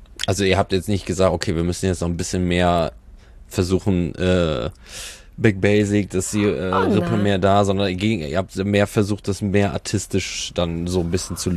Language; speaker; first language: German; native; German